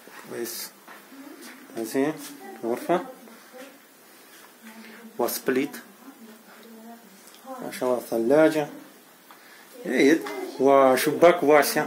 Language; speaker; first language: Arabic; non-native, learner; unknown